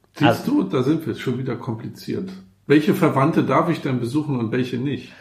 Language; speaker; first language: German; native; German